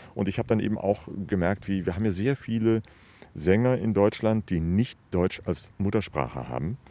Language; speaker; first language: German; native; German